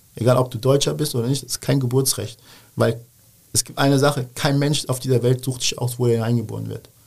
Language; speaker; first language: German; early bilingual, other home language; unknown